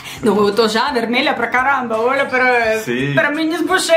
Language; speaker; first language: Portuguese; non-native, learner; Russian